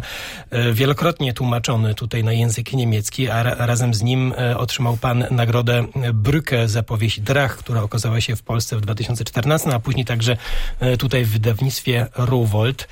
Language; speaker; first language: Polish; native; Polish